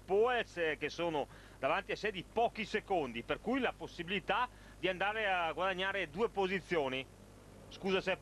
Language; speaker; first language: Italian; native; Italian